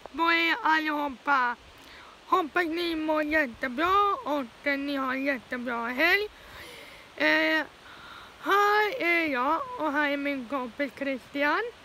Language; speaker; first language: Swedish; early bilingual, other home language; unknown